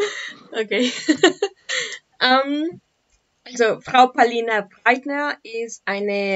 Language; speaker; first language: German; non-native, learner; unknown